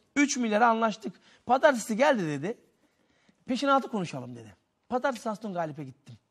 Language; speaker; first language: Turkish; native; Turkish